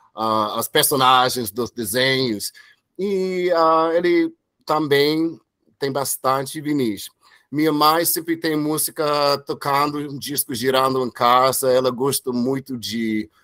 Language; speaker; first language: Portuguese; non-native, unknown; English